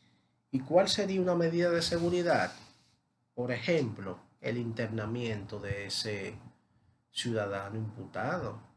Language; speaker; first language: Spanish; native; Spanish